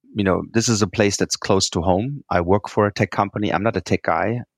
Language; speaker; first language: English; non-native, fluent; German